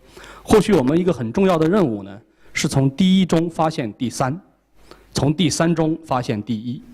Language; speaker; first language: Chinese; native; Chinese